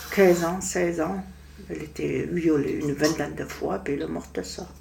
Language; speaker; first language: French; non-native, fluent; German